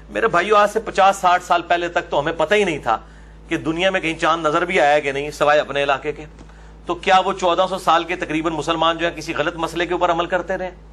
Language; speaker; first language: Urdu; non-native, local second language; Punjabi